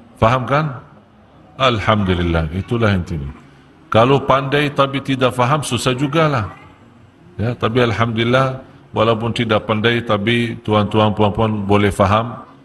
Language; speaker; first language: Malay; non-native, fluent; Arabic